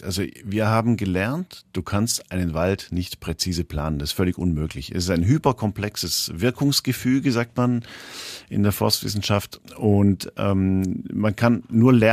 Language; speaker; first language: German; native; German